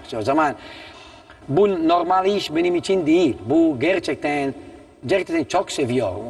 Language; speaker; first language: Turkish; non-native, learner; Italian